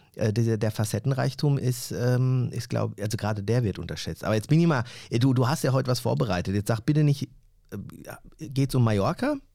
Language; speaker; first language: German; early bilingual, other home language; Turkish